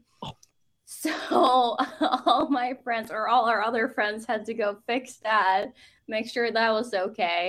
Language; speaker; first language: English; non-native, fluent; Norwegian